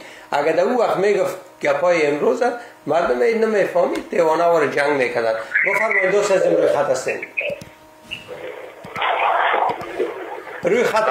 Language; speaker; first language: Persian; native; Persian